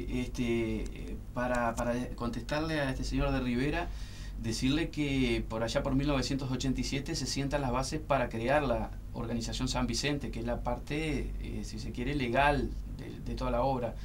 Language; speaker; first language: Spanish; native; Spanish